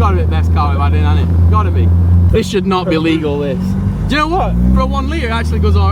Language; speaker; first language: English; native; English